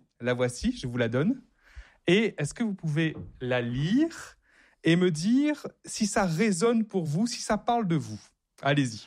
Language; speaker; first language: French; native; French